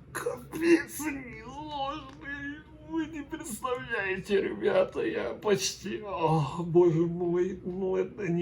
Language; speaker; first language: Russian; non-native, learner; Portuguese